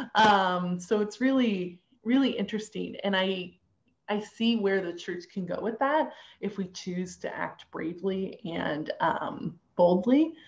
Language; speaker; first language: English; native; English